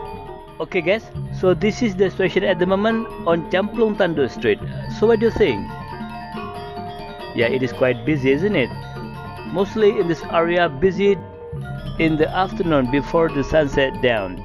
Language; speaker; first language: English; non-native, learner; Indonesian